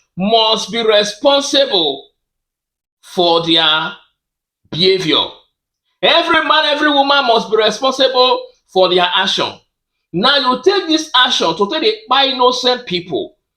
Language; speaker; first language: Nigerian Pidgin; native; Nigerian Pidgin